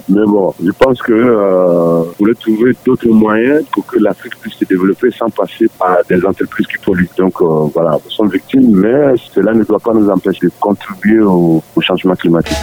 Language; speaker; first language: French; non-native, local second language; Dyula